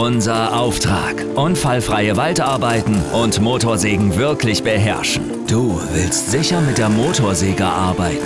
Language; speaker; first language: German; native; German